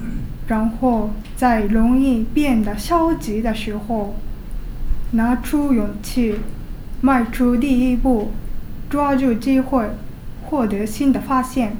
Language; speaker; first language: Chinese; non-native, learner; Japanese